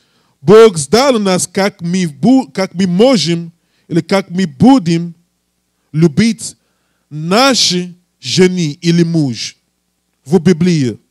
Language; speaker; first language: Russian; non-native, learner; English